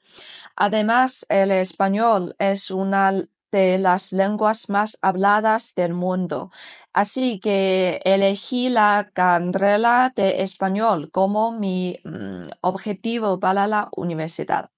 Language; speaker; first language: Spanish; non-native, fluent; Chinese